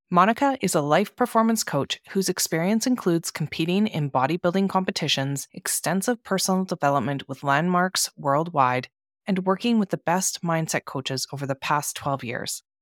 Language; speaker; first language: English; native; English